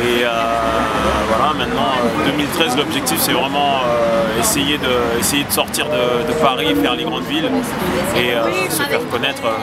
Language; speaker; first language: French; native; French